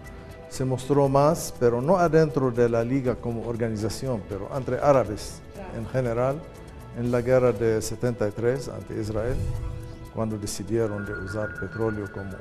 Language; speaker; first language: Spanish; non-native, fluent; Arabic